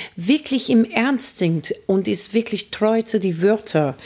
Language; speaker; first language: German; non-native, fluent; English